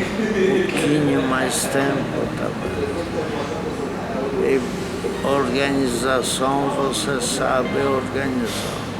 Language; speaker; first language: Portuguese; non-native, fluent; Polish